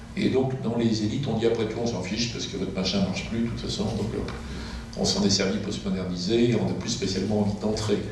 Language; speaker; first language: French; native; French